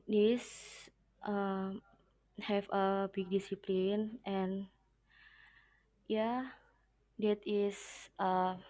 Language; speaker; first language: English; non-native, learner; Indonesian